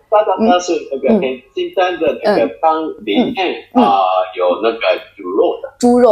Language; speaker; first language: Chinese; non-native, fluent; Japanese